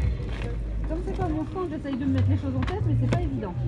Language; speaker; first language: French; native; French